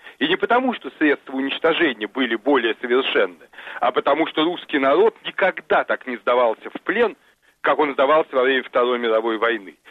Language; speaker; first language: Russian; native; Russian